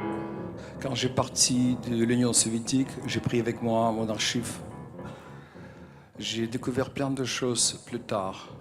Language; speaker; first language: French; non-native, fluent; Russian